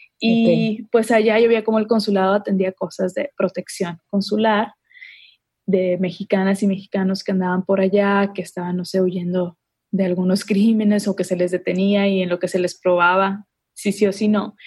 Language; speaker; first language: Spanish; native; Spanish